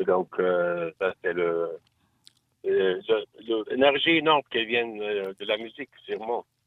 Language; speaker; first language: French; non-native, learner; Russian